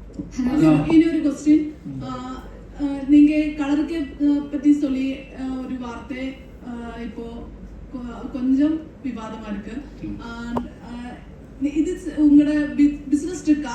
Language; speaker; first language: Tamil; non-native, learner; Malayalam